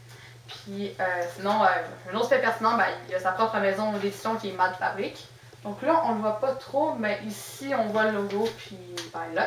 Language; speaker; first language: French; native; French